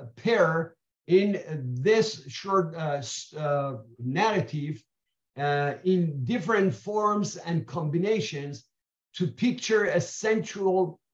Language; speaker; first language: English; non-native, fluent; Persian